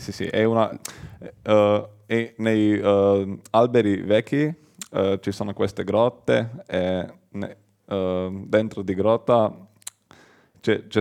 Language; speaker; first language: Italian; non-native, learner; Slovenian